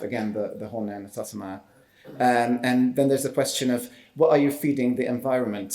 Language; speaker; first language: English; non-native, fluent; Hungarian